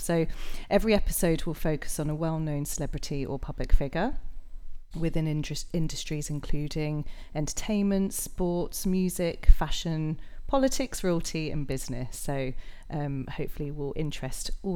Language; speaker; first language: English; native; English